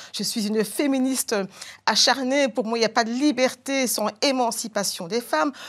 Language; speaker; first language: French; non-native, local second language; Bambara